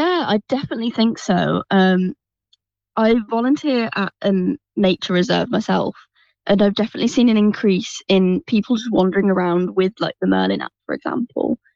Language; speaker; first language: English; native; English